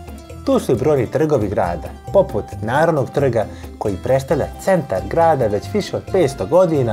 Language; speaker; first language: Croatian; native; Croatian